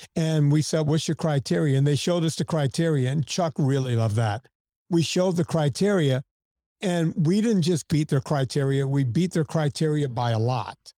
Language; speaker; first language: English; native; English